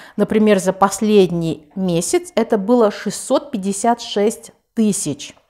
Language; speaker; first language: Russian; non-native, local second language; Tajik